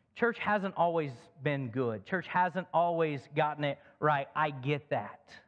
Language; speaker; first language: English; native; English